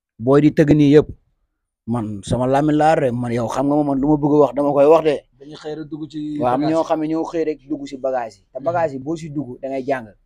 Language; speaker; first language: Wolof; native; Wolof